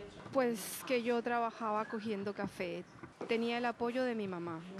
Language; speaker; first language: Spanish; native; Spanish